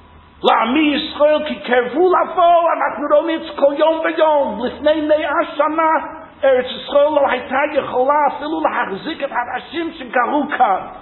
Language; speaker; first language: Hebrew; non-native, fluent; English